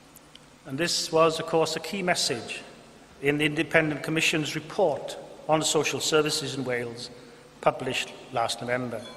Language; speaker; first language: English; non-native, local second language; Welsh